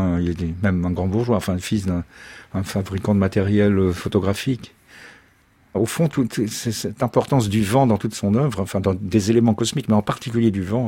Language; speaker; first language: French; native; French